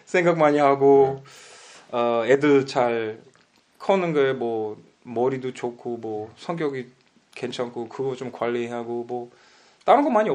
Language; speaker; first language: Korean; early bilingual, heritage; English